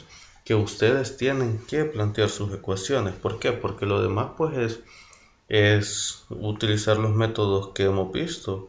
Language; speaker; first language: Spanish; native; Spanish